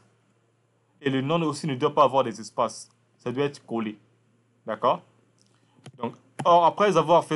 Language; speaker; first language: French; non-native, local second language; Lingala